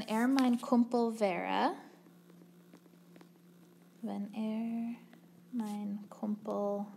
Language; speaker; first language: German; non-native, fluent; English